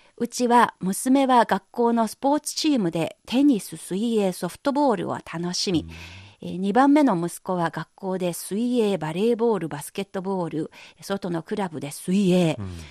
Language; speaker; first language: Japanese; non-native, fluent; Chinese